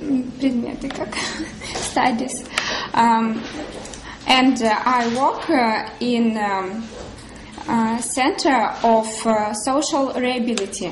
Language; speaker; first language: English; non-native, learner; Russian